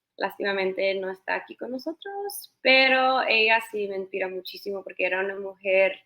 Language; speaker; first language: Spanish; early bilingual, heritage; Spanish